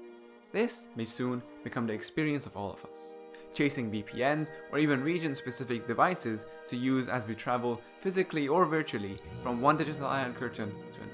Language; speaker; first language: English; non-native, fluent; Persian